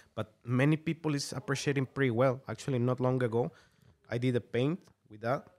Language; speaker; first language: English; non-native, fluent; Spanish